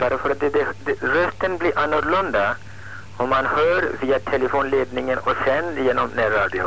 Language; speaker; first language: Swedish; non-native, fluent; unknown